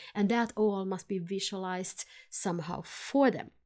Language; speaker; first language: English; non-native, fluent; Finnish